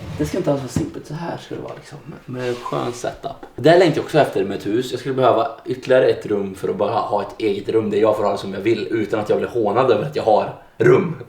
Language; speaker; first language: Swedish; native; Swedish